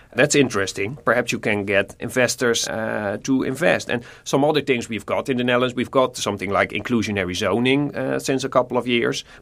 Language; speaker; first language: English; non-native, fluent; Dutch